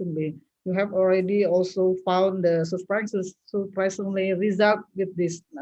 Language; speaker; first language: English; non-native, local second language; Indonesian